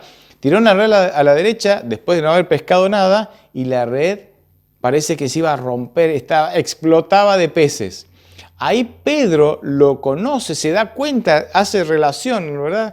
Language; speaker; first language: Spanish; native; Spanish